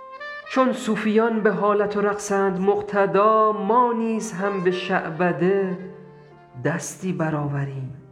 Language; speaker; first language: Persian; native; Persian